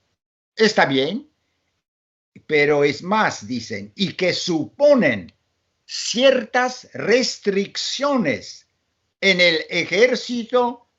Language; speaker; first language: Spanish; non-native, fluent; Polish